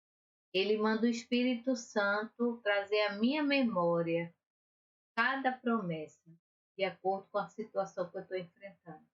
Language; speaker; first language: Portuguese; native; Portuguese